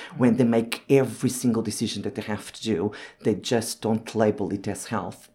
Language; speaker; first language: English; non-native, fluent; Portuguese